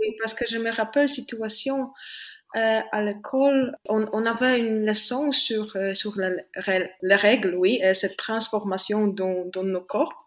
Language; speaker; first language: French; non-native, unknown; Polish